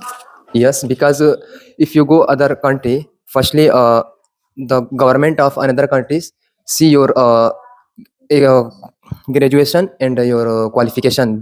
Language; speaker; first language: English; non-native, learner; Hindi